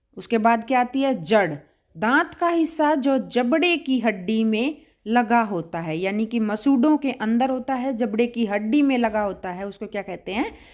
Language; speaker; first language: Hindi; native; Hindi